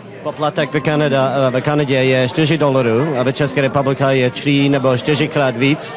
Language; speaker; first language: Czech; non-native, learner; English